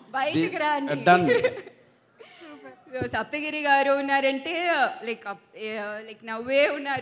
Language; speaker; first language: Telugu; non-native, learner; Tamil